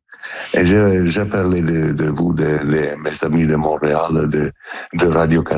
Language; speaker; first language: French; non-native, learner; Italian